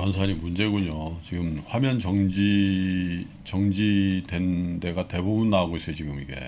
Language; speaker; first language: Korean; native; Korean